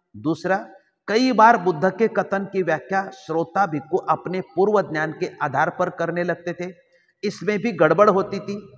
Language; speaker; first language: Hindi; non-native, local second language; Marathi